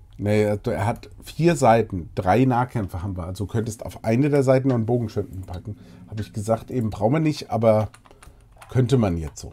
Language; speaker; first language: German; native; German